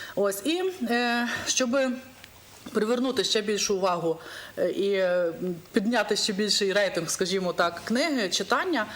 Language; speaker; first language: Ukrainian; native; Ukrainian